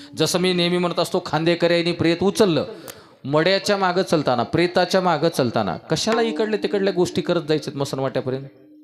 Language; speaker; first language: Marathi; native; Marathi